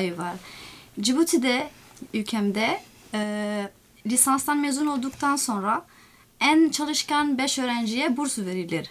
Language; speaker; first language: Turkish; non-native, fluent; Somali